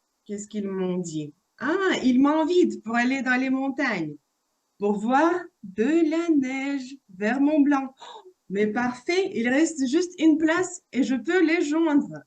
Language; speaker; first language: French; non-native, fluent; Russian